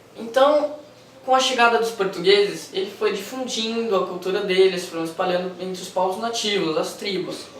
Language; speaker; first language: Portuguese; native; Portuguese